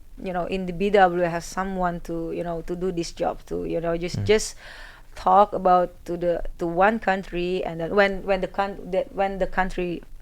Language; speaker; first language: English; non-native, fluent; Indonesian